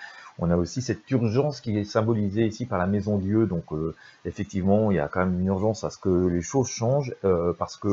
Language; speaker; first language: French; native; French